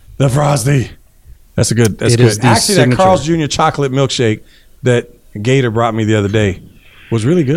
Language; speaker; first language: English; native; English